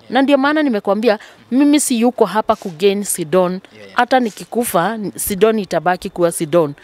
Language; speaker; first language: Swahili; native; Swahili